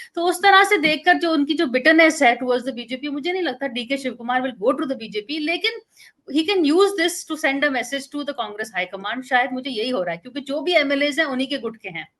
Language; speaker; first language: Hindi; native; Hindi